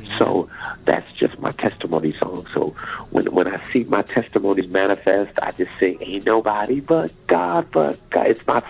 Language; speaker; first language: English; native; English